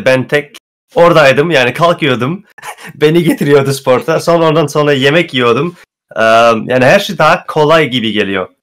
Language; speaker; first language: Turkish; early bilingual, heritage; Turkish